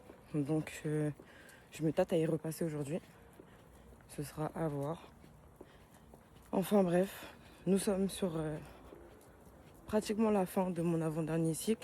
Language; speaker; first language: French; native; French